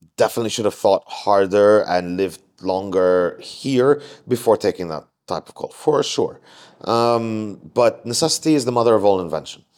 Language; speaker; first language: English; non-native, fluent; Arabic